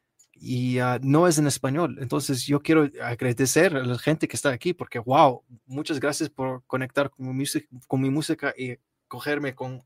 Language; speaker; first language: Spanish; non-native, learner; Arabic